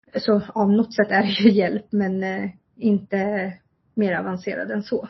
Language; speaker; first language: Swedish; early bilingual, other home language; Kurdish